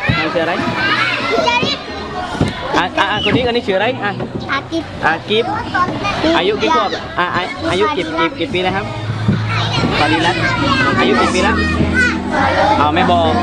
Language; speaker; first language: Thai; native; Thai